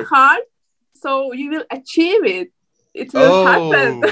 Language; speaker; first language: English; non-native, learner; Turkmen